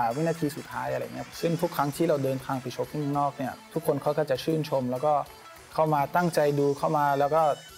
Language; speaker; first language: Thai; early bilingual, other home language; French